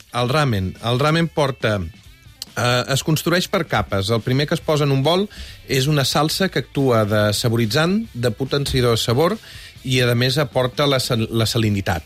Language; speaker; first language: Catalan; native; Catalan